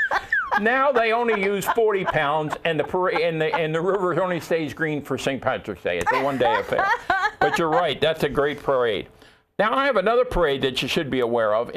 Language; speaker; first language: English; native; English